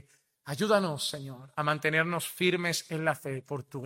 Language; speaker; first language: Spanish; native; Spanish